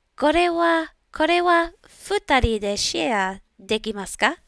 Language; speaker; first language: Japanese; non-native, learner; English